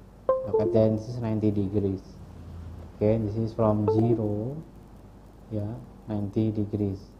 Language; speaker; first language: English; non-native, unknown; Indonesian